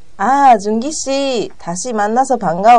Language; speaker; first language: Korean; non-native, fluent; Japanese